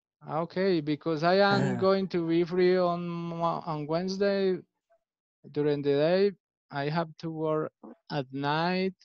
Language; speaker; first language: English; non-native, fluent; Spanish